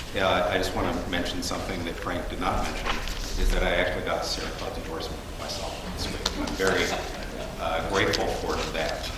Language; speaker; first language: English; native; English